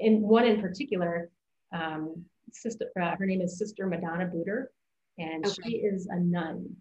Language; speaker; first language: English; native; English